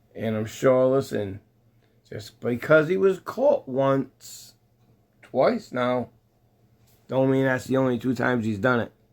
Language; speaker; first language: English; native; English